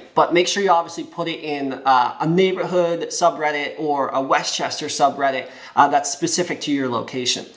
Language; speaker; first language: English; native; English